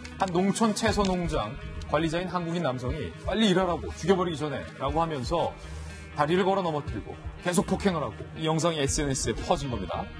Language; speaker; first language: Korean; native; Korean